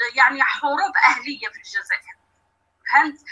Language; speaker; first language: Arabic; native; Arabic